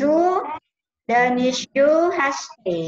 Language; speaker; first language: Persian; non-native, learner; Indonesian